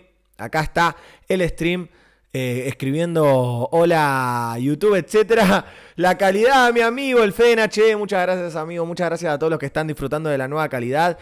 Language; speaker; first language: Spanish; native; Spanish